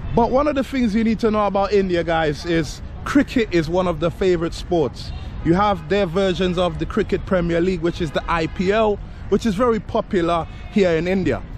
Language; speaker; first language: English; native; English